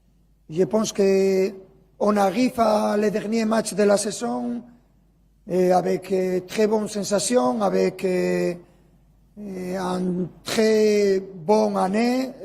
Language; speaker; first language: French; non-native, learner; Spanish